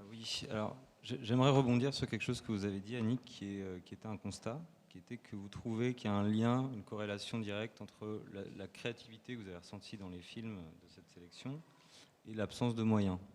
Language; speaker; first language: French; native; French